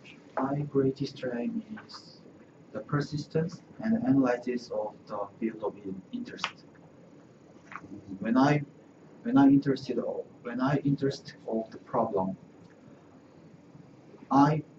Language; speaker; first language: English; non-native, learner; Korean